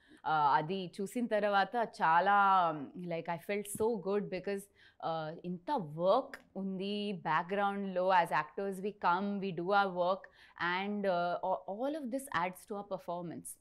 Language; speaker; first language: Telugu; non-native, learner; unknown